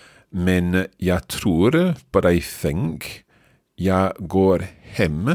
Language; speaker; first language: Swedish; non-native, learner; English